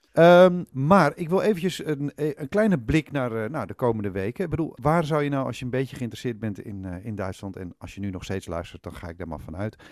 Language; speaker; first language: Dutch; native; Dutch